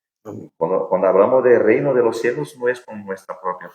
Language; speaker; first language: Spanish; non-native, fluent; Portuguese